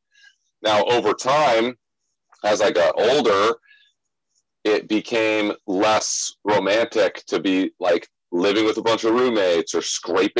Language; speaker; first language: English; native; English